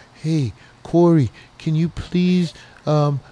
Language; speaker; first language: English; native; English